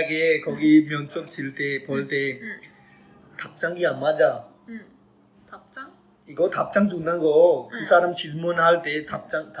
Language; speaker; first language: Korean; non-native, learner; Urdu